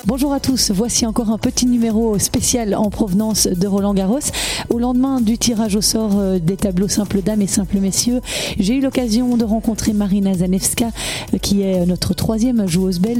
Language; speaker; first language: French; native; French